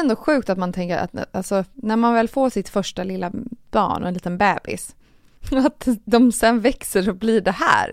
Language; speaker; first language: Swedish; native; Swedish